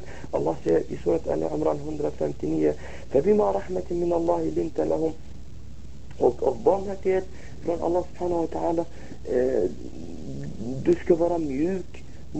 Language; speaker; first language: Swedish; non-native, fluent; Arabic